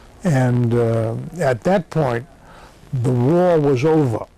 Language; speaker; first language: English; native; English